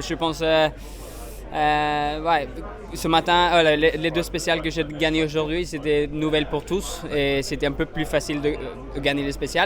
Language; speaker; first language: French; non-native, fluent; Swedish